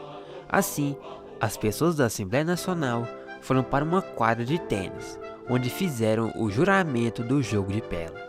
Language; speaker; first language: Portuguese; native; Portuguese